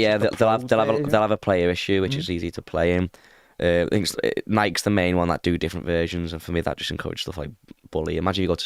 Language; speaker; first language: English; native; English